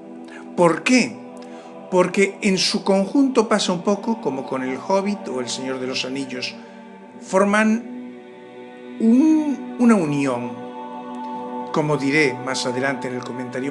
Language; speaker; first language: Spanish; native; Spanish